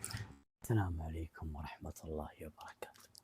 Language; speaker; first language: Arabic; native; Arabic